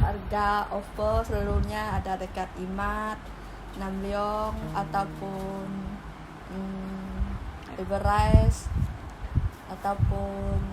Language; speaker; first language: Malay; native; Malay